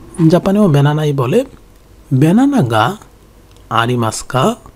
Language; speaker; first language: Japanese; non-native, learner; Bangla